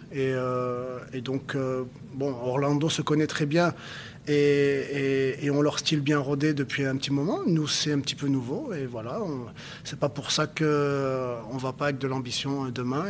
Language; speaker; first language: French; native; French